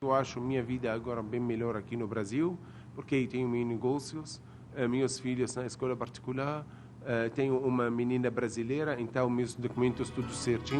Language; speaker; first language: Portuguese; non-native, learner; Arabic